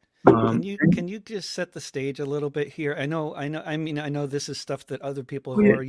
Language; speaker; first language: English; native; English